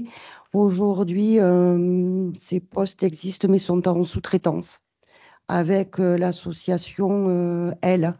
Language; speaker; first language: French; native; French